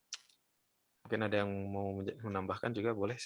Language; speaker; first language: Indonesian; native; Indonesian